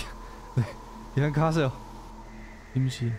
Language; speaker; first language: Korean; non-native, learner; German